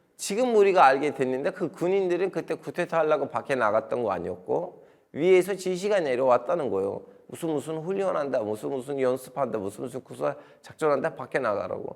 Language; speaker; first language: Korean; non-native, fluent; Turkish